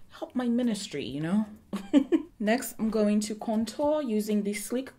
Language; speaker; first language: English; early bilingual, other home language; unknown